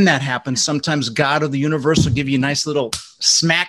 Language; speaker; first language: English; early bilingual, other home language; Dutch